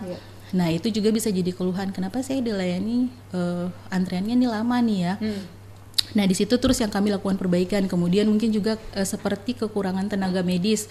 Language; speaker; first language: Indonesian; native; Indonesian